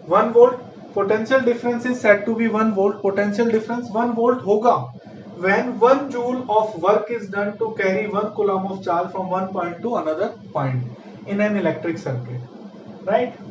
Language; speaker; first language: English; non-native, local second language; Hindi